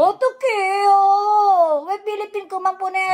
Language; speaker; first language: Korean; non-native, learner; Filipino